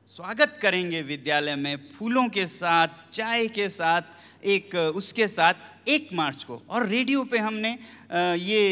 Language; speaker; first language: Hindi; non-native, local second language; Ladakhi